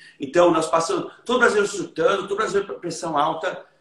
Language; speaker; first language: Portuguese; native; Portuguese